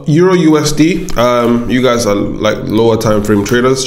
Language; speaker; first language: English; non-native, local second language; Yoruba